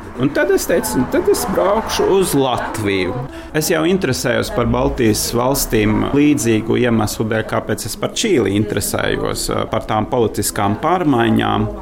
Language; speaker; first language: Latvian; non-native, fluent; Norwegian